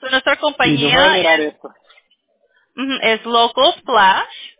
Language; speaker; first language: Spanish; early bilingual, other home language; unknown